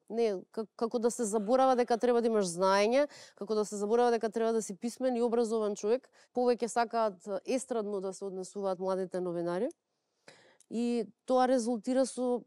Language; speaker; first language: Macedonian; native; Macedonian